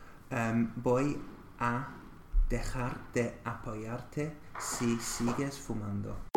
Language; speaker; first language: Spanish; non-native, fluent; English